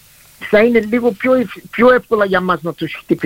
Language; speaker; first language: Greek; early bilingual, heritage; Greek